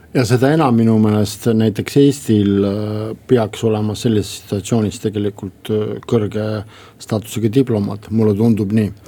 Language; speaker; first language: Estonian; non-native, local second language; Russian